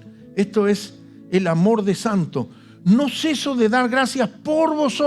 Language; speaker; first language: Spanish; native; Spanish